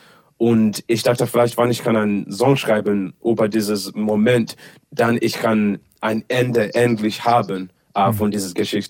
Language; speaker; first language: German; non-native, learner; English